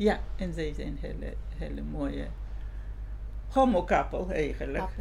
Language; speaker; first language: Dutch; non-native, fluent; Georgian